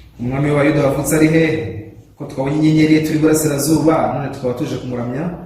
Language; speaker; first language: Kinyarwanda; native; Kinyarwanda